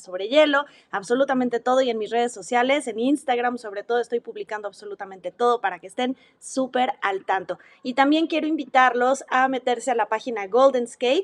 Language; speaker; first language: Spanish; native; Spanish